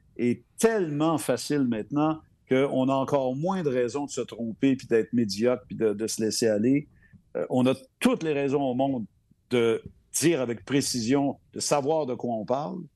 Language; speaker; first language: French; native; French